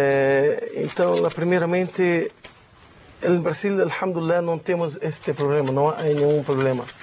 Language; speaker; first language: Spanish; non-native, learner; Portuguese